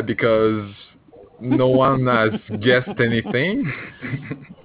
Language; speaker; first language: English; non-native, fluent; French